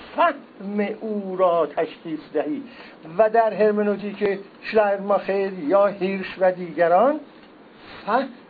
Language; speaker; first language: Persian; non-native, local second language; Azerbaijani